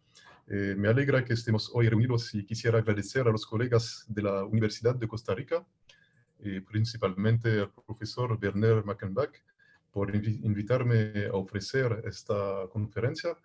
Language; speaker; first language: Spanish; non-native, fluent; French